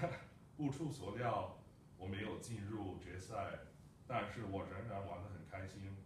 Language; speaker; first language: Chinese; non-native, fluent; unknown